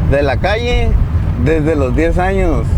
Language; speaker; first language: Spanish; native; Spanish